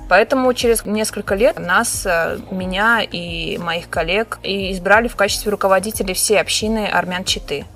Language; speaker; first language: Russian; early bilingual, other home language; Armenian